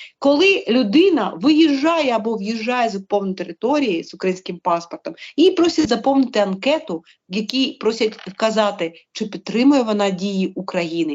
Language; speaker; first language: Ukrainian; native; Ukrainian